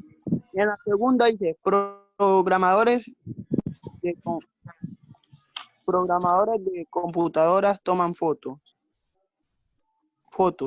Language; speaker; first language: Spanish; native; Spanish